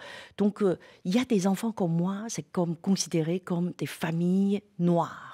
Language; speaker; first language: French; non-native, fluent; Chinese